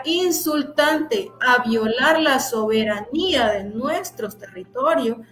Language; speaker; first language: Spanish; native; Spanish